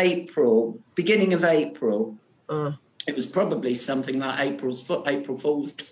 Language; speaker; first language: English; non-native, local second language; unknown